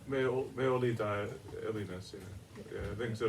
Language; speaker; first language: Greek; early bilingual, heritage; Greek